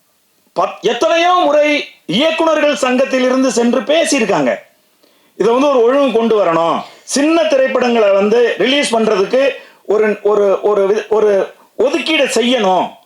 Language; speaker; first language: Tamil; native; Tamil